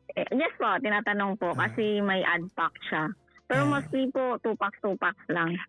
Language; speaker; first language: Filipino; native; Filipino